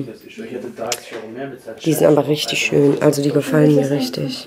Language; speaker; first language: German; early bilingual, other home language; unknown